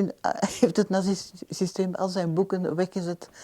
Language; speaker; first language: Dutch; non-native, local second language; French